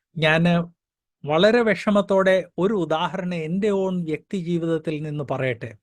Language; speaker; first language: Malayalam; early bilingual, heritage; Malayalam